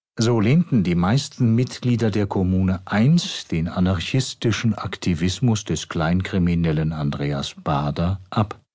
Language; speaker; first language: German; native; German